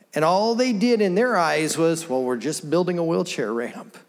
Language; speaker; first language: English; native; English